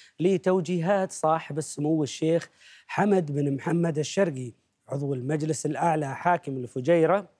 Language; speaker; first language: Arabic; native; Arabic